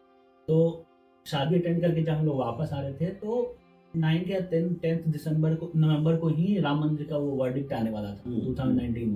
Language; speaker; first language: Hindi; native; Hindi